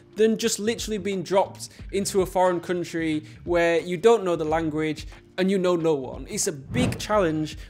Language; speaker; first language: English; native; English